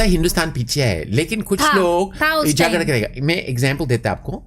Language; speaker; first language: Hindi; non-native, fluent; English